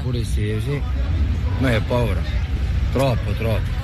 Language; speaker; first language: Italian; non-native, learner; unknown